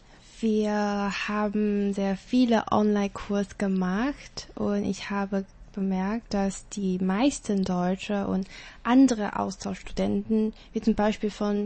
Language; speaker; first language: German; non-native, learner; Chinese